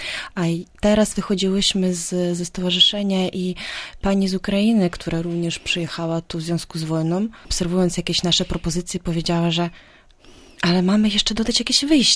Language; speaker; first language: Polish; non-native, fluent; Ukrainian